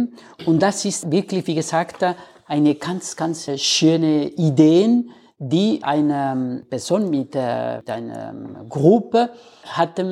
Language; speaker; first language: German; non-native, learner; Spanish